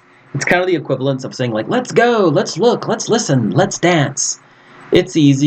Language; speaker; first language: English; native; English